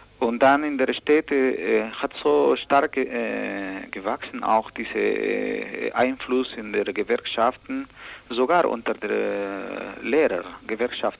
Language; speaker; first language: German; non-native, learner; Spanish